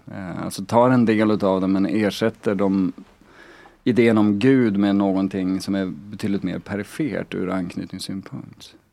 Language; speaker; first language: Swedish; native; Swedish